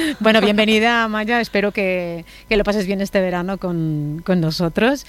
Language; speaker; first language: Spanish; native; Spanish